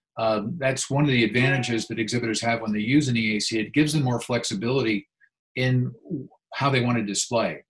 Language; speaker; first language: English; native; English